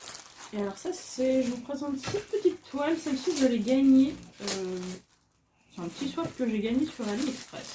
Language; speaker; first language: French; native; French